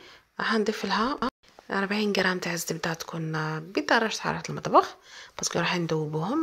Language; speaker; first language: Arabic; native; Arabic